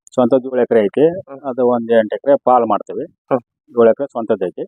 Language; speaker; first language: Kannada; native; Kannada